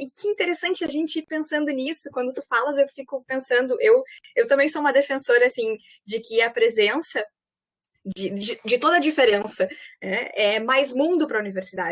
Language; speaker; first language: Portuguese; native; Portuguese